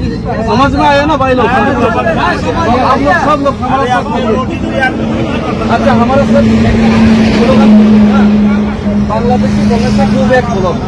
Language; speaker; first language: Hindi; non-native, local second language; Kok Borok